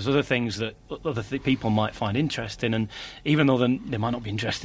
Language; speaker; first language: English; native; English